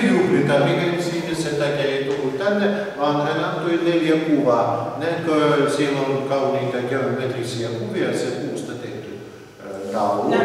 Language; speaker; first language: Finnish; non-native, learner; Russian